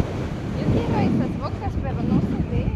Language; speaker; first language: Spanish; non-native, learner; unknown